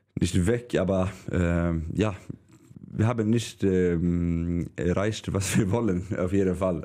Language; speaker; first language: German; non-native, learner; Swedish